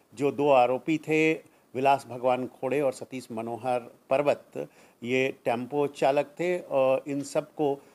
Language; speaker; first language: Hindi; non-native, local second language; Marathi